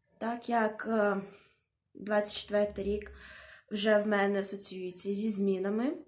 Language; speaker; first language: Ukrainian; non-native, local second language; Russian